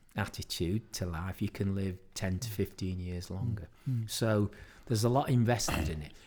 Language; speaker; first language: English; native; English